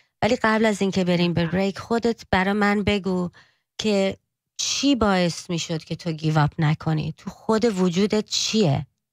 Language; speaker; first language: Persian; early bilingual, heritage; Persian